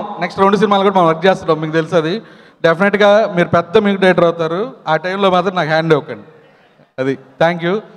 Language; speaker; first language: Telugu; native; Telugu